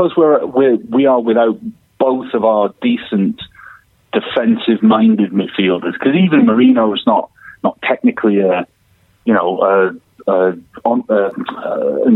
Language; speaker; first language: English; native; English